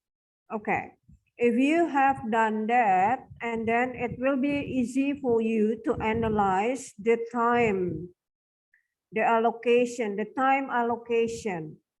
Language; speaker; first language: English; non-native, fluent; Indonesian